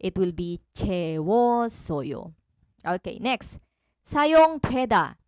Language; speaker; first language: Korean; non-native, fluent; Filipino